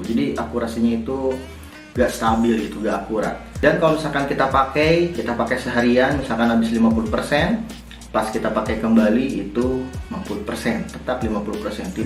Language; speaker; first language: Indonesian; native; Indonesian